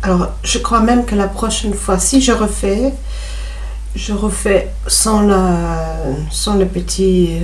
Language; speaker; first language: French; native; French